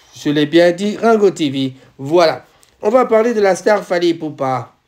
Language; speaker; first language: French; non-native, local second language; Lingala